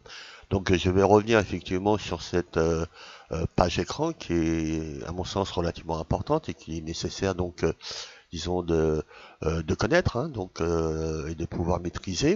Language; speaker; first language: French; native; French